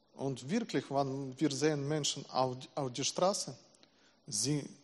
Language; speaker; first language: German; non-native, learner; Russian